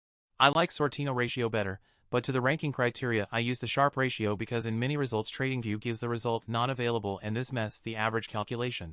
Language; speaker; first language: English; non-native, fluent; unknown